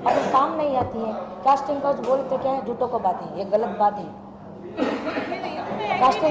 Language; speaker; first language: Hindi; non-native, local second language; Lambadi